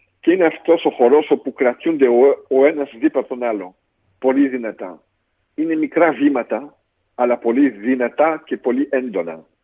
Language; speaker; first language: Greek; early bilingual, heritage; Greek